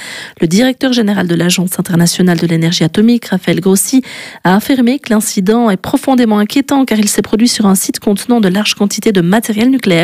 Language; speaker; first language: French; native; French